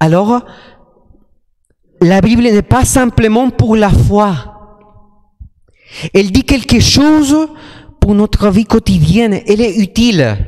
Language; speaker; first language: French; non-native, fluent; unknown